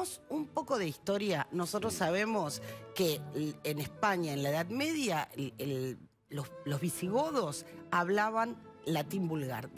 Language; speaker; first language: Spanish; native; Spanish